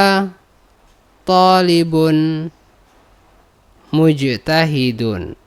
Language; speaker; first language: Arabic; non-native, fluent; Indonesian